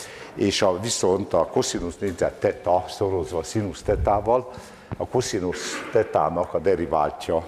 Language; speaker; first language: Hungarian; native; Hungarian